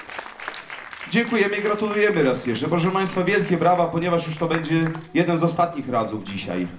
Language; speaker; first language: Polish; native; Polish